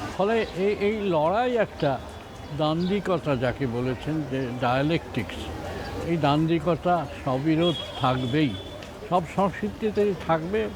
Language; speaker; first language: Bangla; native; Bangla